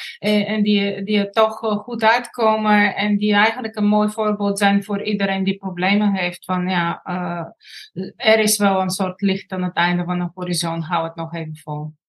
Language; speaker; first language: Dutch; non-native, fluent; Bulgarian